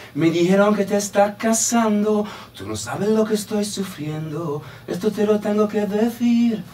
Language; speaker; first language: Italian; native; Italian